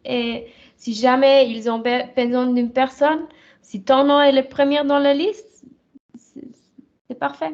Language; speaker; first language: French; non-native, fluent; German